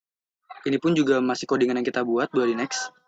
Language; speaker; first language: Indonesian; native; Indonesian